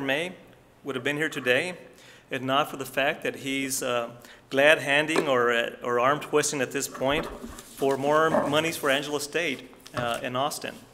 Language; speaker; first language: English; native; English